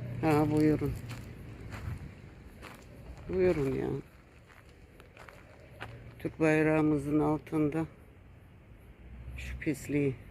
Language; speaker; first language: Turkish; early bilingual, heritage; Turkish